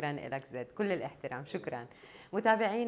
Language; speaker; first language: Arabic; native; Arabic